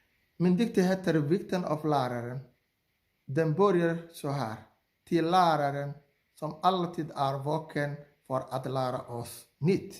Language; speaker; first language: Swedish; non-native, learner; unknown